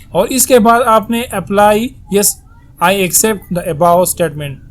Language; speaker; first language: Urdu; native; Urdu